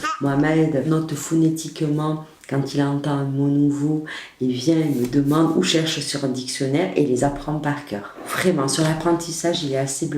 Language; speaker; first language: French; native; French